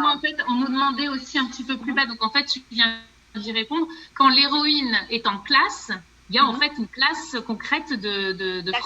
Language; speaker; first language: French; native; French